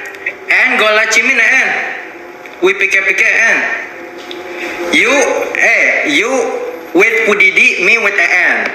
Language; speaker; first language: English; non-native, learner; Indonesian